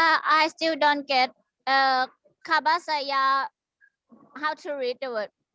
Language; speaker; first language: English; non-native, fluent; Thai